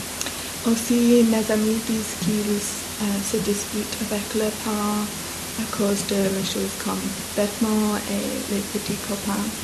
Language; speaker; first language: French; non-native, learner; English